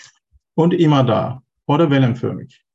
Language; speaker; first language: German; non-native, learner; Turkish